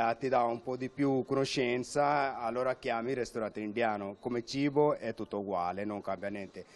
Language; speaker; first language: Italian; non-native, fluent; Urdu